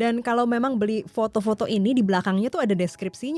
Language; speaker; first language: Indonesian; native; Indonesian